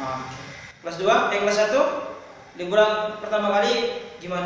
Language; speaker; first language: Indonesian; native; Indonesian